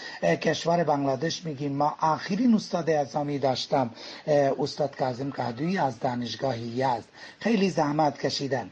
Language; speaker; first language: Persian; non-native, fluent; Bangla